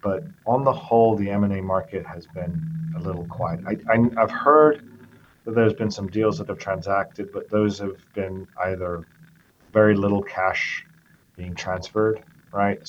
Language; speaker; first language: English; native; English